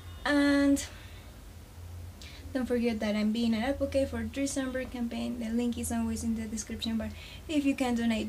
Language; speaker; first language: English; non-native, fluent; Spanish